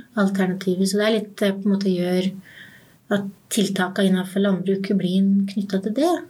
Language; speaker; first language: Norwegian; native; Norwegian